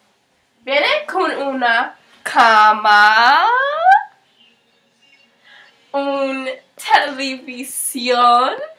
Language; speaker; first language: Spanish; non-native, learner; English